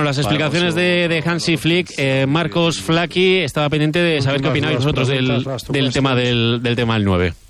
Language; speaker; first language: Spanish; native; Spanish